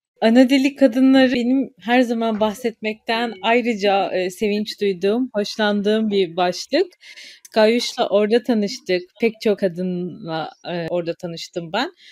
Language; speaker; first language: Turkish; native; Turkish